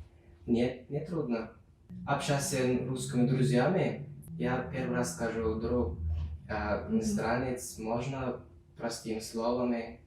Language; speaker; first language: Russian; non-native, learner; Turkmen